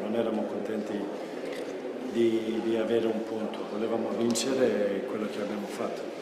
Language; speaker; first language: Italian; non-native, fluent; Swedish